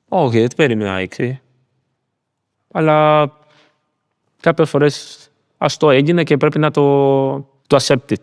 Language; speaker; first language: Greek; non-native, learner; Spanish